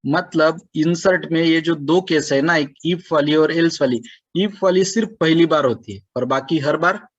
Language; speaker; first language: Hindi; non-native, local second language; Marathi